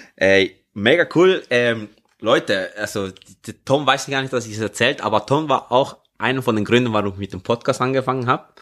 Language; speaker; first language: German; native; German